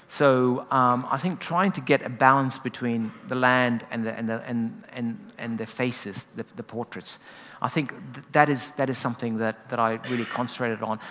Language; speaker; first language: English; native; English